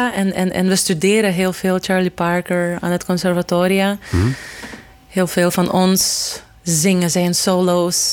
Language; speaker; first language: Dutch; non-native, fluent; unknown